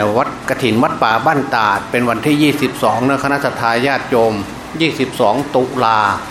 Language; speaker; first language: Thai; non-native, local second language; Northeastern Thai